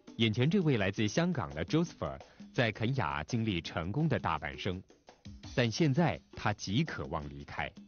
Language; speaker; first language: Chinese; non-native, local second language; Cantonese